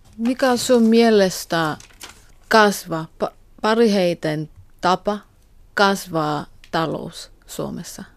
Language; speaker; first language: Finnish; non-native, learner; Korean